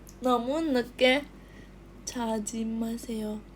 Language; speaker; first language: Korean; non-native, learner; Indonesian